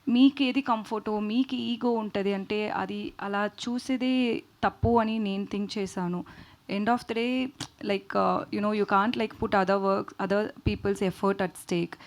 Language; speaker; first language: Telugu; non-native, learner; Tamil